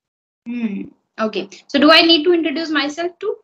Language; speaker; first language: English; non-native, fluent; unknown